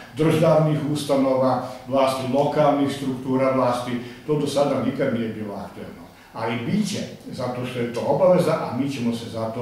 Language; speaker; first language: Serbian; native; Serbian